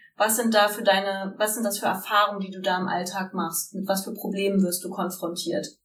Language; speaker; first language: German; native; German